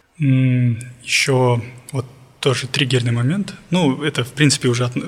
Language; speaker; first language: Russian; non-native, local second language; Kazakh